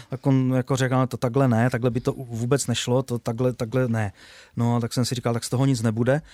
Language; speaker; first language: Czech; native; Czech